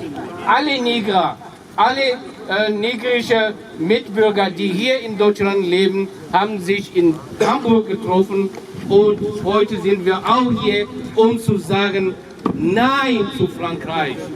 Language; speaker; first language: German; non-native, fluent; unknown